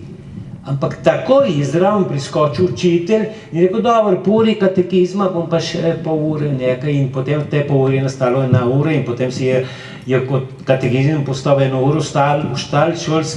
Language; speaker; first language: Slovenian; early bilingual, heritage; Slovenian